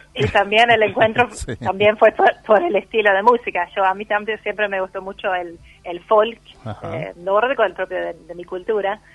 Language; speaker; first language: Spanish; non-native, fluent; Swedish